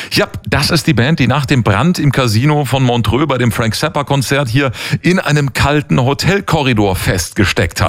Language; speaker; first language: German; native; German